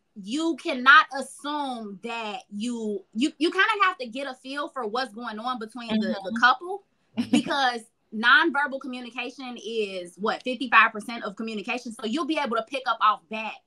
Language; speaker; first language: English; native; English